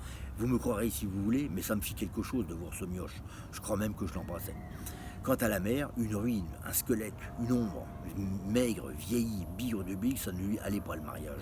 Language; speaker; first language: French; native; French